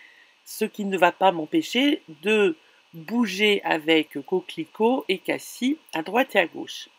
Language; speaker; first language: French; native; French